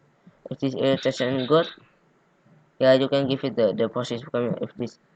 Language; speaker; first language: English; non-native, learner; Indonesian